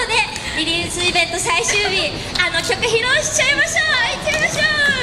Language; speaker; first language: Japanese; native; Japanese